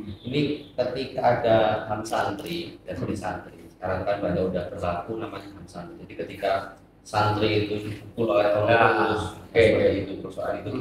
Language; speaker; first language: Indonesian; native; Indonesian